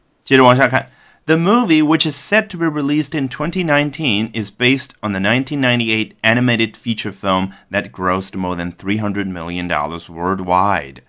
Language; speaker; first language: English; non-native, fluent; Chinese